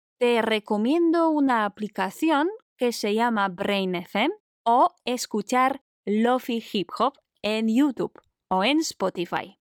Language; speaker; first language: Spanish; non-native, fluent; Polish